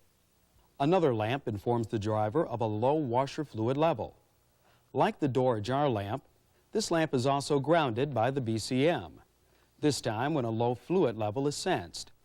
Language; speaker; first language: English; native; English